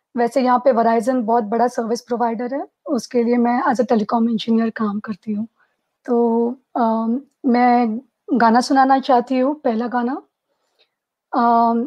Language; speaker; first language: Hindi; non-native, local second language; Marathi